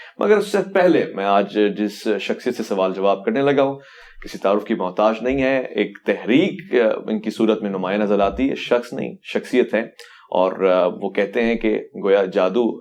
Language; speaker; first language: Urdu; native; Urdu